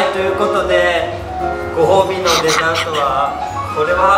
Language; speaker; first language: Japanese; native; Japanese